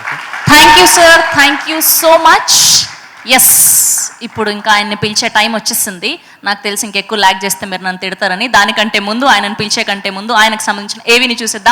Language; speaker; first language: Telugu; native; Telugu